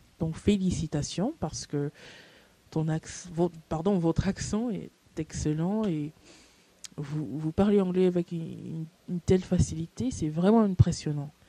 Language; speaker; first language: French; non-native, fluent; English